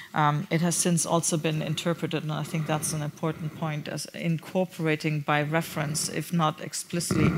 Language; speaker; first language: English; non-native, fluent; German